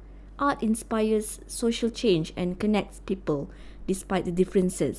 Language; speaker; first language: English; non-native, local second language; Malay